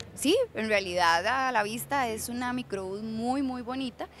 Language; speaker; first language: Spanish; native; Spanish